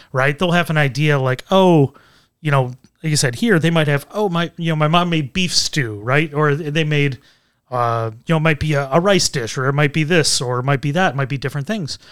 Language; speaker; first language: English; native; English